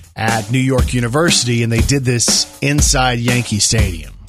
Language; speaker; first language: English; native; English